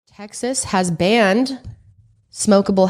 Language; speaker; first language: English; native; English